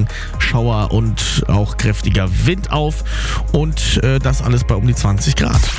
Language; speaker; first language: German; native; German